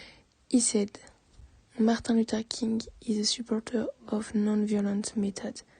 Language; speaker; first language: English; non-native, learner; French